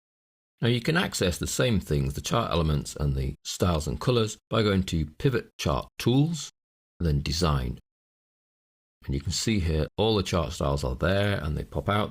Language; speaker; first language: English; native; English